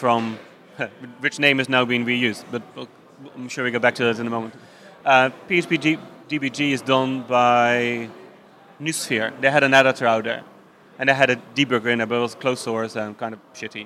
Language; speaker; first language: English; non-native, fluent; Dutch